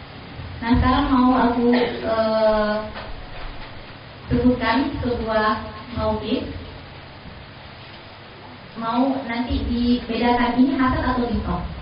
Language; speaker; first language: Indonesian; native; Indonesian